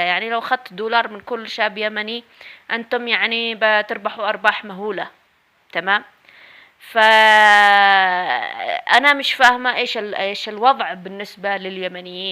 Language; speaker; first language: Arabic; native; Arabic